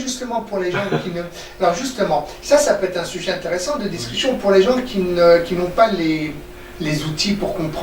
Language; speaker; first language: French; native; French